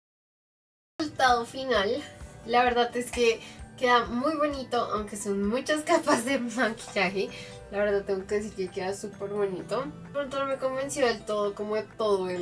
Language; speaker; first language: Spanish; native; Spanish